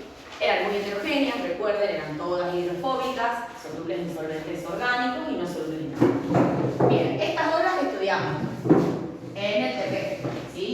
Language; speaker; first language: Spanish; native; Spanish